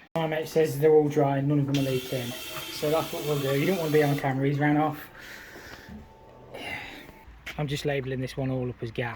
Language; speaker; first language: English; native; English